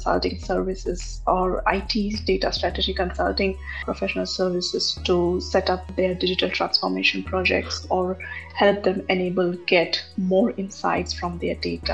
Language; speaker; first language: English; non-native, local second language; Marathi